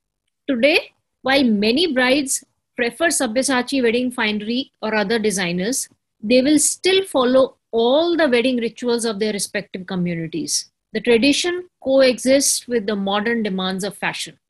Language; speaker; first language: English; non-native, local second language; Hindi